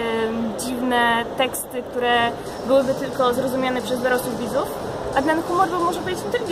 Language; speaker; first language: Polish; native; Polish